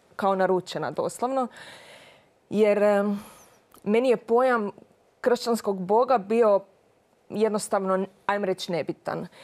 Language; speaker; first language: Croatian; native; Croatian